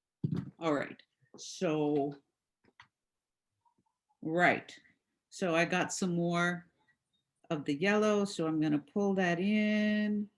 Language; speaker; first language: English; native; English